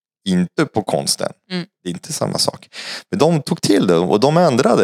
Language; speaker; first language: Swedish; non-native, fluent; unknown